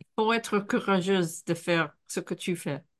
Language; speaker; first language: French; non-native, fluent; English